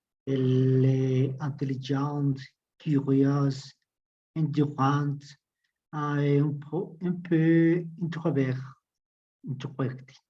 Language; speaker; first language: French; non-native, learner; Spanish